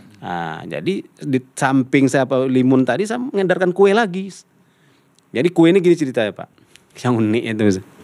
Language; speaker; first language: Indonesian; non-native, local second language; Minangkabau